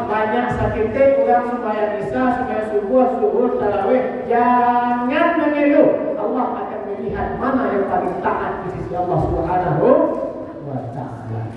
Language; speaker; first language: Indonesian; non-native, local second language; Minangkabau